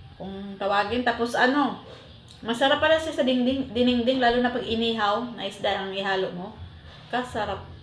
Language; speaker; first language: Filipino; non-native, local second language; Cebuano